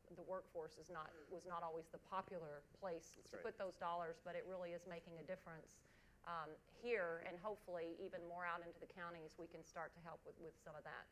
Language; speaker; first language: English; native; English